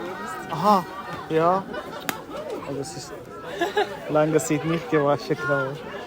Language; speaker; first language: German; non-native, learner; Tigrinya